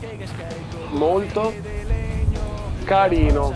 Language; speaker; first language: Italian; native; Italian